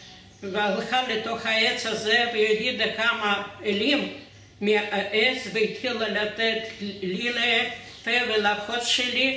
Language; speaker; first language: Hebrew; non-native, fluent; Russian